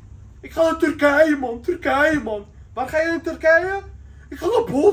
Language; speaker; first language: Dutch; early bilingual, other home language; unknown